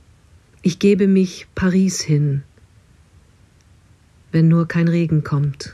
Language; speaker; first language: German; non-native, fluent; English